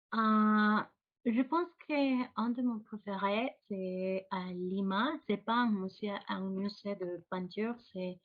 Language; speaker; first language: French; non-native, fluent; Spanish